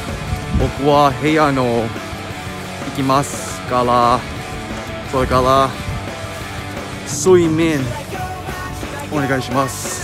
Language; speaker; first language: Japanese; non-native, learner; English